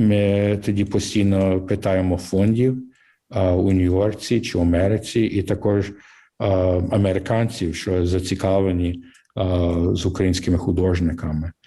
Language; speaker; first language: Ukrainian; early bilingual, heritage; English